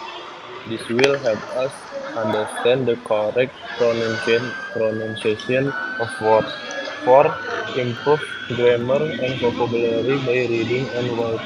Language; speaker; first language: English; non-native, learner; Indonesian